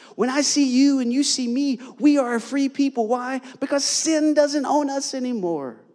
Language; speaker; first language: English; native; English